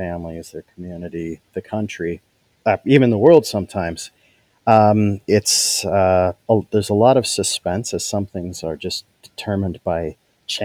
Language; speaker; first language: English; native; English